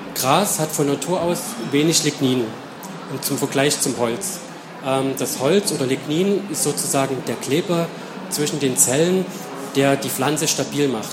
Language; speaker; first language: German; native; German